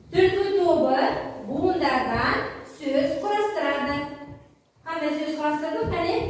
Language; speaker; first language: Kazakh; native; Kazakh